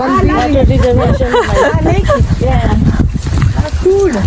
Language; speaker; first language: English; non-native, learner; French